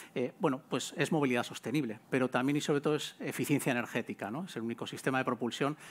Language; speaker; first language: Spanish; native; Spanish